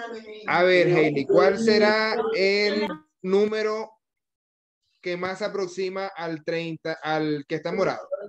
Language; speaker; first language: Spanish; native; Spanish